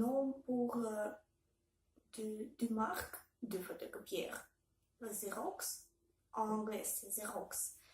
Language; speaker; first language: French; non-native, learner; Belarusian